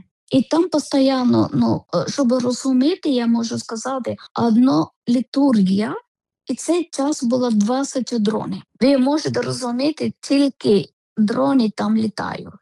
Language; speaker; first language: Ukrainian; non-native, learner; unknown